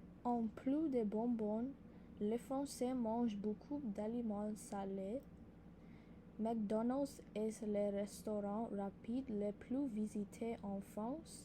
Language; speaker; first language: French; non-native, learner; English